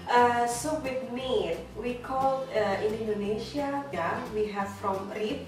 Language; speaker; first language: English; non-native, learner; Indonesian